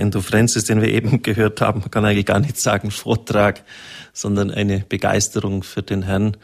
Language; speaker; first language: German; native; German